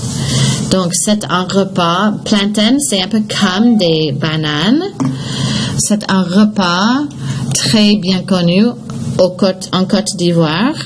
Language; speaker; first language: French; non-native, fluent; English